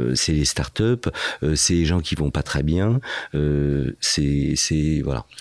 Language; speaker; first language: French; native; French